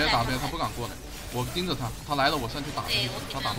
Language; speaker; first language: Chinese; native; Chinese